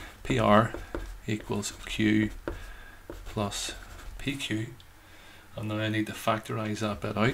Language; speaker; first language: English; native; English